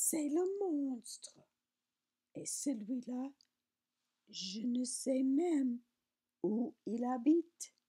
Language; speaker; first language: French; non-native, learner; English